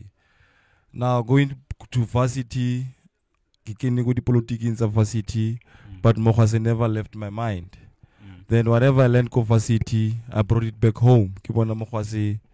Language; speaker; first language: English; non-native, local second language; Tswana